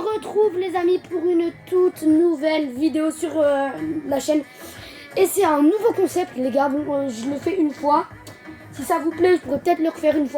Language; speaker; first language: French; native; French